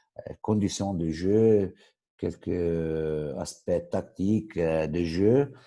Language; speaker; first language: French; non-native, local second language; Italian